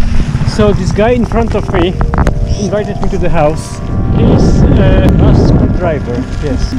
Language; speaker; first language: English; non-native, learner; Polish